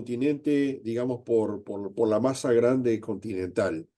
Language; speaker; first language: Spanish; native; Spanish